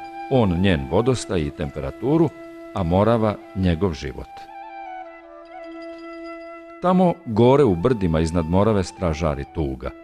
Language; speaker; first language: Serbian; native; Serbian